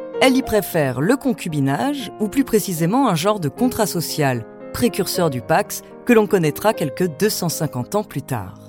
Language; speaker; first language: French; native; French